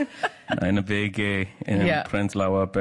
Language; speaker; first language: German; non-native, learner; English